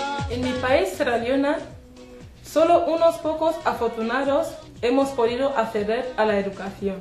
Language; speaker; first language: Spanish; non-native, fluent; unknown